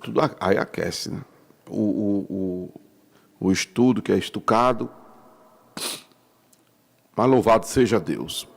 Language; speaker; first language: Portuguese; native; Portuguese